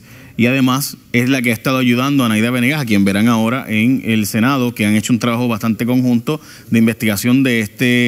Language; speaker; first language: Spanish; native; Spanish